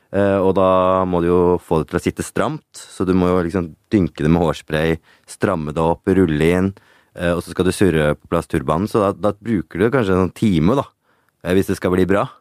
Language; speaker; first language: Norwegian; early bilingual, other home language; Punjabi